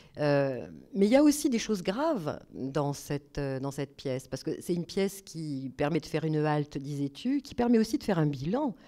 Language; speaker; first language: French; native; French